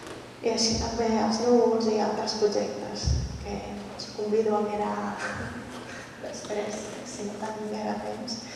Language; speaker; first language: Catalan; early bilingual, heritage; Catalan